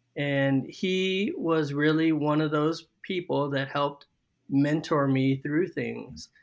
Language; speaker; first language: English; native; English